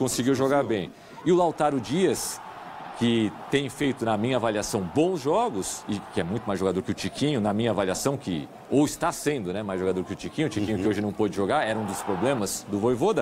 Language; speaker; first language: Portuguese; native; Portuguese